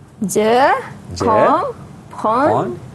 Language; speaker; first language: French; non-native, fluent; Malay